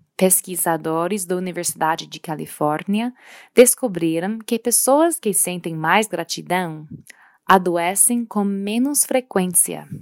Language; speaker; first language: Portuguese; non-native, fluent; English